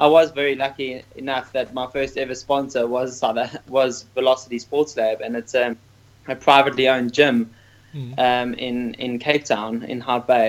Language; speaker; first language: English; native; English